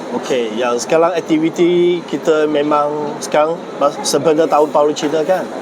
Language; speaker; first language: Malay; non-native, local second language; Chinese